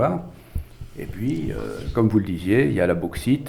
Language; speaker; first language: French; native; French